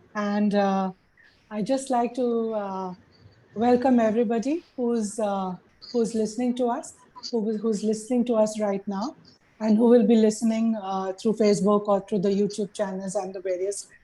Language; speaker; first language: English; non-native, local second language; Hindi